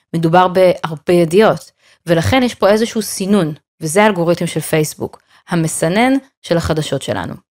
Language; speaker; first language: Hebrew; native; Hebrew